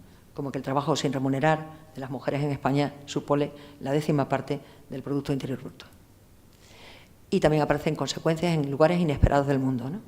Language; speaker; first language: Spanish; native; Spanish